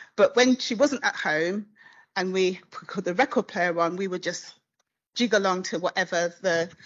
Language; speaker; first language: English; native; English